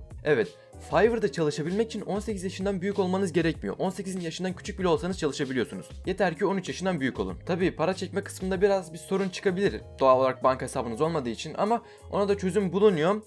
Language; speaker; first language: Turkish; native; Turkish